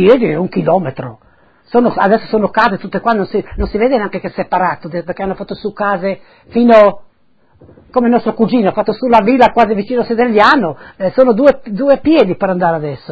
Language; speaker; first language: Italian; non-native, local second language; Friulian